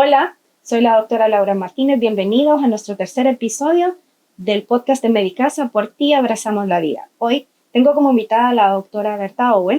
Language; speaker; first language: Spanish; native; Spanish